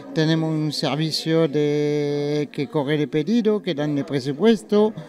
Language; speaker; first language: Spanish; non-native, learner; French